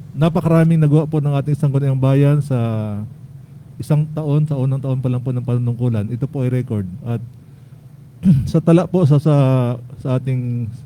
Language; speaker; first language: Filipino; native; Filipino